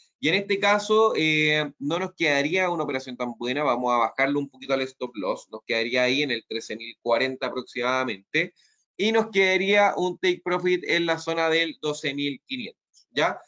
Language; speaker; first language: Spanish; native; Spanish